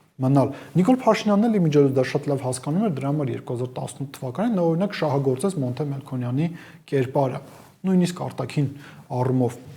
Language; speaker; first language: Armenian; native; Armenian